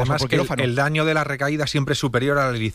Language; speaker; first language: Spanish; native; Spanish